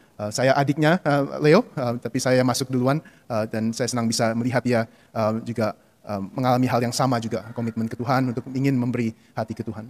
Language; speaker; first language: Indonesian; native; Indonesian